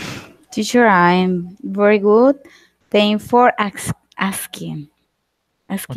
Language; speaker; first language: English; non-native, learner; Spanish